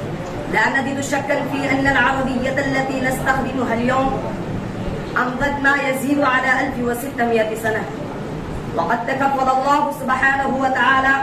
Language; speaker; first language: Arabic; non-native, learner; Urdu